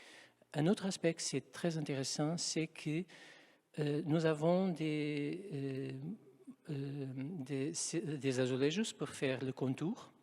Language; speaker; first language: French; non-native, fluent; Portuguese